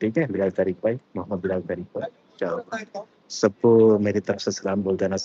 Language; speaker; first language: Hindi; non-native, local second language; Malayalam